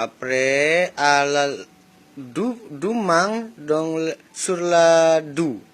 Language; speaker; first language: French; non-native, learner; Indonesian